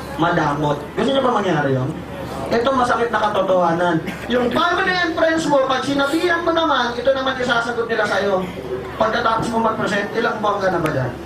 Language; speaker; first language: Filipino; native; Filipino